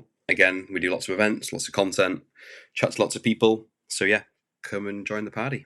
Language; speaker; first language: English; native; English